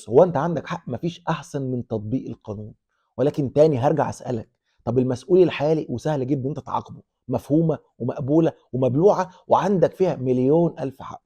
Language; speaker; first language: Arabic; native; Arabic